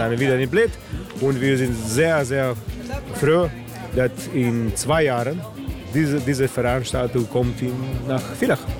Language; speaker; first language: German; non-native, learner; Slovenian